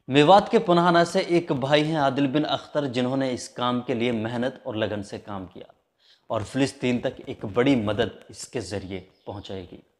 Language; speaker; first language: Hindi; native; Hindi